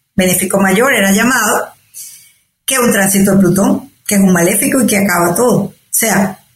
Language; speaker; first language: Spanish; native; Spanish